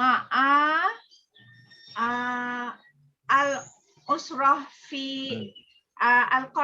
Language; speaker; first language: Arabic; non-native, learner; Malay